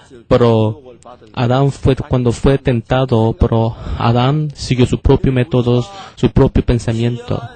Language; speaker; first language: Spanish; non-native, fluent; Korean